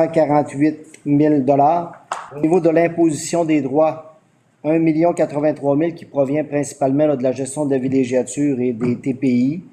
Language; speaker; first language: French; native; French